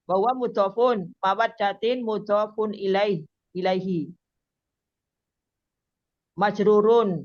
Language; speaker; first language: Arabic; non-native, learner; Indonesian